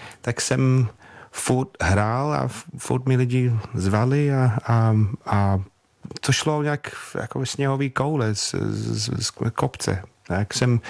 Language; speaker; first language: Czech; non-native, fluent; English